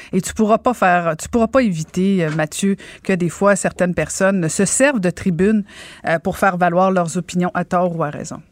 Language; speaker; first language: French; native; French